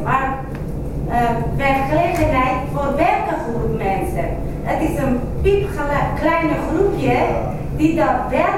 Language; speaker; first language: Dutch; non-native, fluent; Kurdish